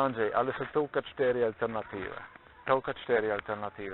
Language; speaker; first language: Polish; non-native, learner; Slovenian